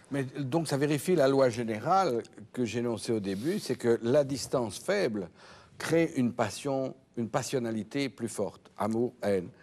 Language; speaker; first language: French; native; French